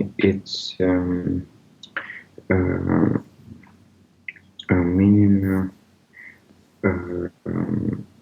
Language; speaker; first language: English; non-native, learner; Russian